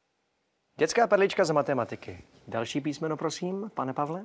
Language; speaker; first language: Czech; native; Czech